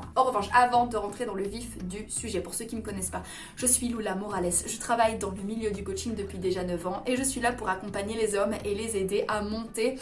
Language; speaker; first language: French; native; French